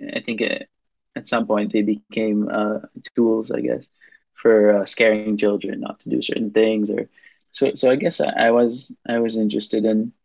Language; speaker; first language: English; non-native, fluent; Hebrew